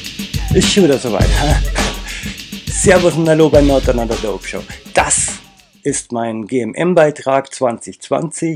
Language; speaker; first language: German; native; German